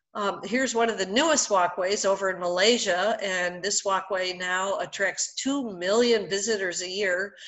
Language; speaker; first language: English; native; English